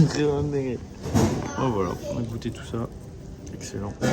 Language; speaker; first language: French; native; French